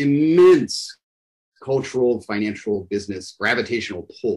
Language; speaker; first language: English; native; English